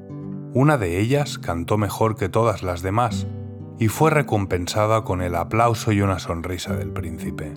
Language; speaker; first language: Spanish; native; Spanish